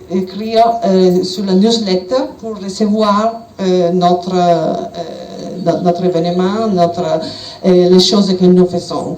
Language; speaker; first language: French; non-native, learner; Italian